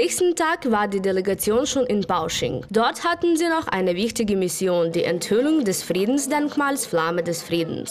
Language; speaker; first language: German; non-native, fluent; Ukrainian